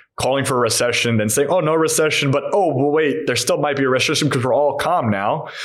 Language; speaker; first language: English; native; English